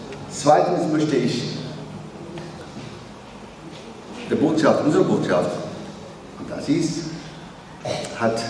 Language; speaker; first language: German; non-native, learner; Somali